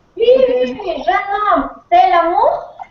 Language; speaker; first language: French; non-native, learner; Russian